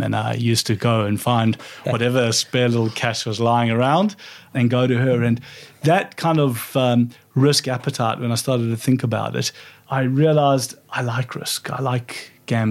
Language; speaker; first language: English; native; English